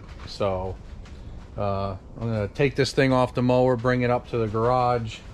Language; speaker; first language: English; native; English